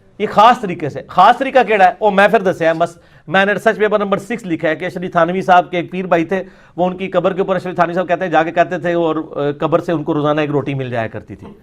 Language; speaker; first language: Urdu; non-native, local second language; Punjabi